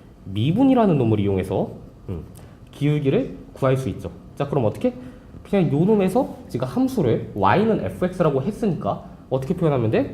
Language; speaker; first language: Korean; native; Korean